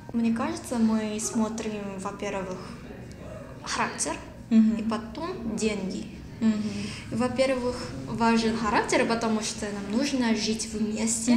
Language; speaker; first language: Russian; non-native, learner; Korean